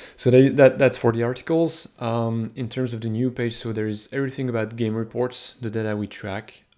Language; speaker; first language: English; non-native, fluent; French